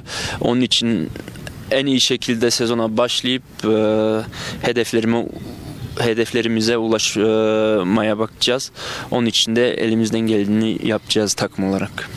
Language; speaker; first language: Turkish; early bilingual, other home language; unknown